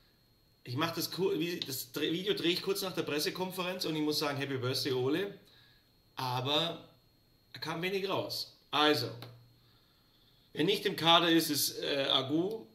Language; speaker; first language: German; native; German